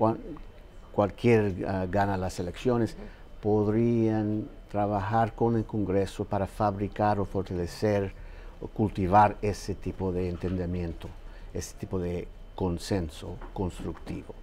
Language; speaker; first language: Spanish; non-native, fluent; English